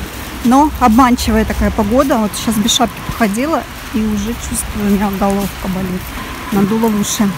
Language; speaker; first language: Russian; native; Russian